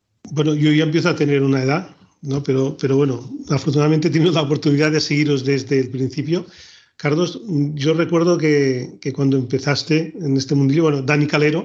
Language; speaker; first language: Spanish; native; Spanish